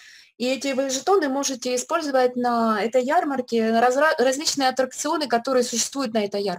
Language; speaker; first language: Russian; native; Russian